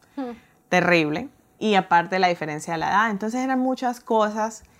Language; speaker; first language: Spanish; native; Spanish